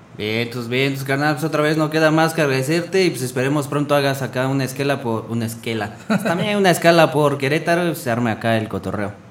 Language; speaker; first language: Spanish; native; Spanish